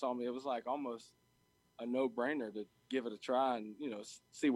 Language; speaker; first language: English; native; English